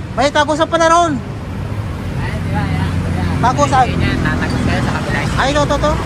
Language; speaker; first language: Filipino; native; Filipino